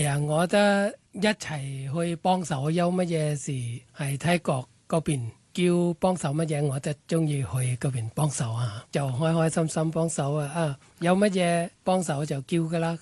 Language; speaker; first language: Cantonese; non-native, fluent; Thai